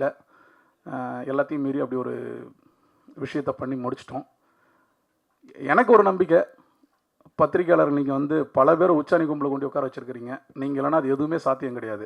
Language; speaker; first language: Tamil; native; Tamil